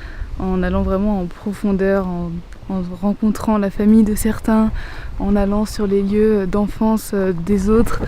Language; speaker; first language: French; native; French